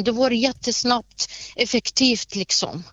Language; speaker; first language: Swedish; non-native, fluent; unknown